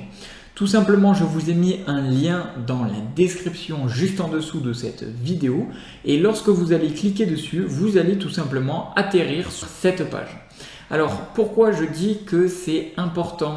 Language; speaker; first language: French; native; French